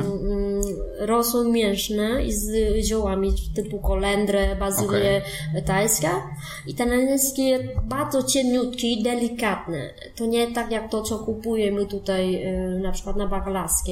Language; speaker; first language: Polish; non-native, fluent; Vietnamese